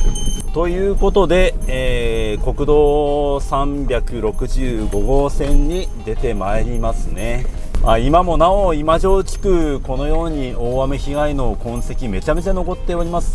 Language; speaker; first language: Japanese; native; Japanese